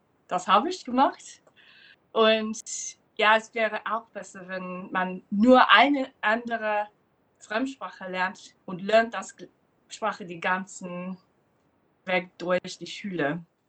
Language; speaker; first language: German; non-native, fluent; English